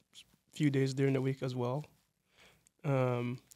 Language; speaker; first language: English; non-native, fluent; Kinyarwanda